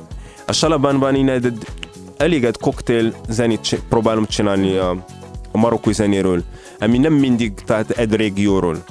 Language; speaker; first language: Hungarian; non-native, learner; Arabic